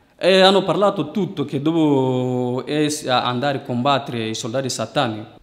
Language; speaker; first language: Italian; non-native, fluent; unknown